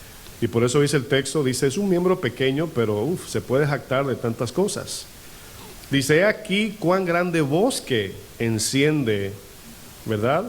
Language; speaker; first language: Spanish; native; Spanish